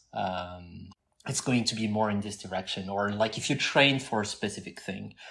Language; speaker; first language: English; non-native, fluent; French